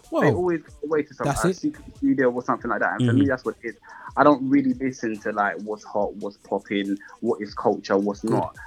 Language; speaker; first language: English; native; English